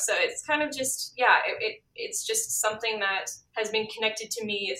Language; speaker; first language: English; native; English